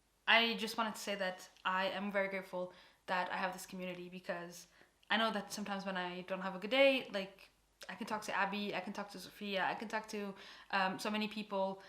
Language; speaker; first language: English; non-native, fluent; Portuguese